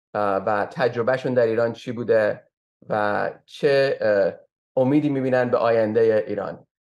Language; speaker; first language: Persian; early bilingual, heritage; Persian